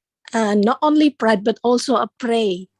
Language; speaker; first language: English; non-native, learner; Indonesian